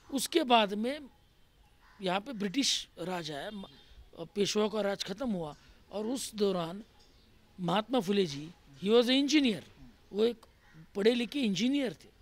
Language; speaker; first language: Hindi; non-native, local second language; Marathi